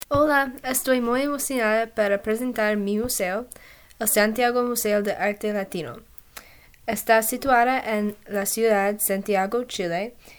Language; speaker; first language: Spanish; non-native, learner; English